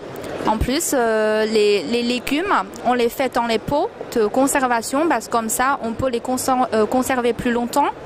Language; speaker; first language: French; non-native, fluent; Chinese